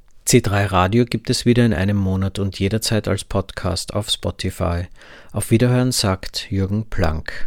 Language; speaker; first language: German; native; German